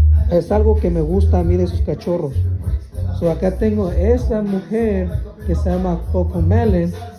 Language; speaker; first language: Spanish; early bilingual, heritage; Spanish